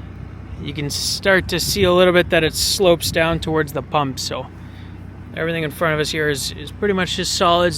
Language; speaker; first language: English; native; English